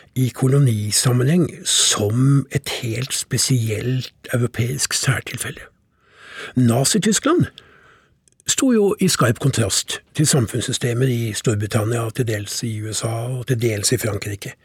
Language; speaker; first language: Norwegian; native; Norwegian